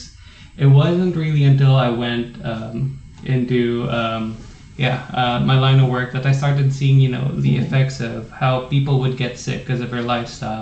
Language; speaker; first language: English; non-native, local second language; Filipino